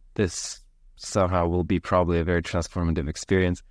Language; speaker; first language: English; early bilingual, heritage; Lithuanian